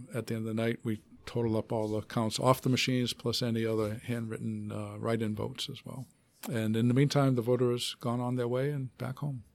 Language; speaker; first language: English; native; English